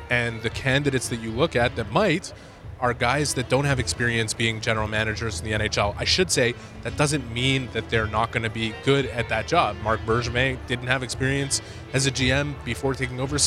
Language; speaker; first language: English; native; English